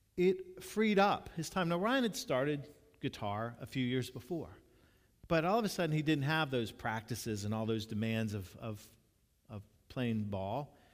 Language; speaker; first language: English; native; English